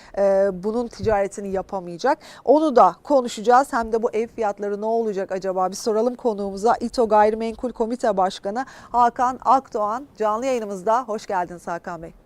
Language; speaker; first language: Turkish; native; Turkish